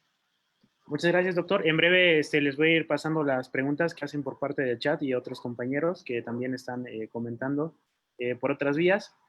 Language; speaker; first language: Spanish; native; Spanish